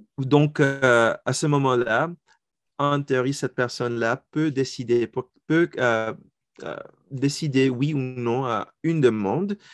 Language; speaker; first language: French; non-native, local second language; English